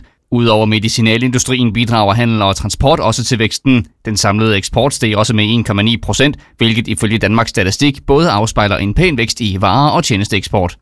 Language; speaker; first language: Danish; native; Danish